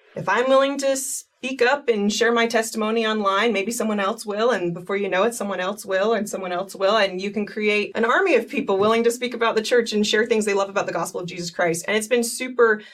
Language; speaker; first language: English; native; English